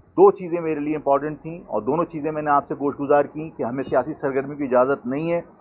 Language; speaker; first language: Urdu; native; Urdu